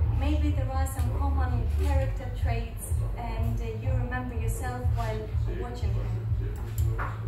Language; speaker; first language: English; non-native, fluent; Russian